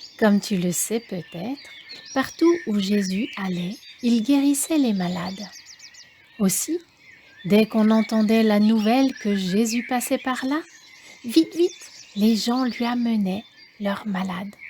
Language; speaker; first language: French; native; French